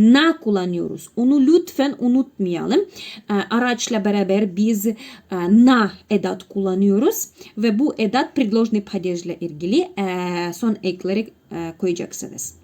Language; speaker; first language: Turkish; non-native, fluent; Russian